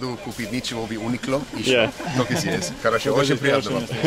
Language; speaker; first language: Russian; non-native, learner; English